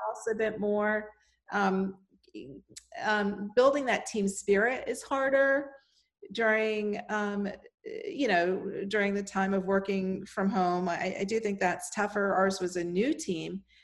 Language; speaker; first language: English; native; English